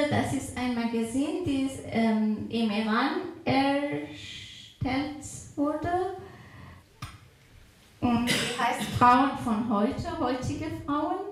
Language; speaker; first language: German; non-native, fluent; Persian